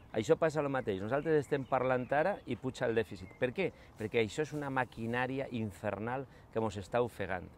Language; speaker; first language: Catalan; non-native, local second language; Spanish